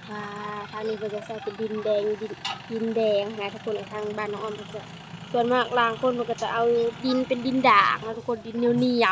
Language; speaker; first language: Thai; non-native, local second language; Lao